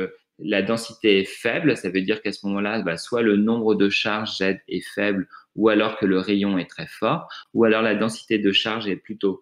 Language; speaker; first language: French; native; French